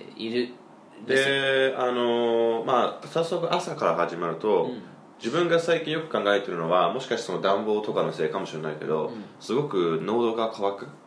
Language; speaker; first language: Japanese; non-native, fluent; English